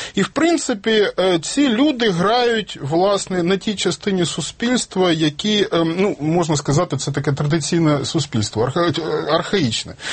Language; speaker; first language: Ukrainian; non-native, local second language; Russian